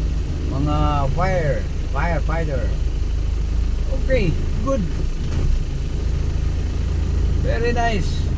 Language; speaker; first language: English; non-native, local second language; Cebuano